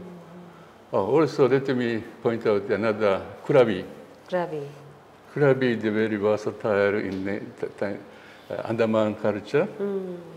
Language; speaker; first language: English; non-native, learner; Japanese